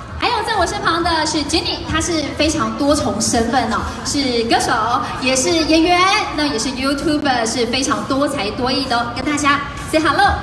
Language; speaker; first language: Chinese; native; Chinese